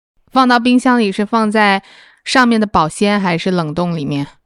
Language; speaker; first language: Chinese; native; Chinese